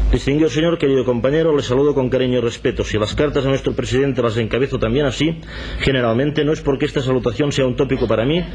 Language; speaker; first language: Spanish; non-native, local second language; Catalan